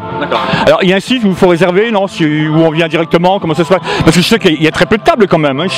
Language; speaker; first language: French; native; French